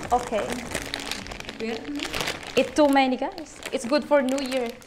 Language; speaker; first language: English; non-native, local second language; Filipino